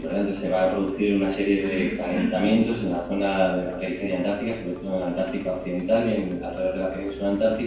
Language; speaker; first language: Spanish; native; Spanish